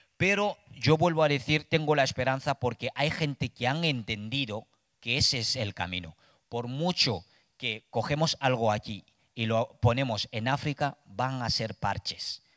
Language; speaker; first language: Spanish; non-native, fluent; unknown